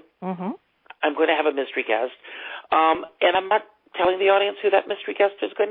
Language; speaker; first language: English; native; English